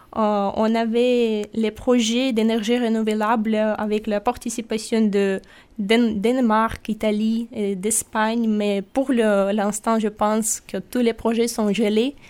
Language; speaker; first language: French; non-native, fluent; Russian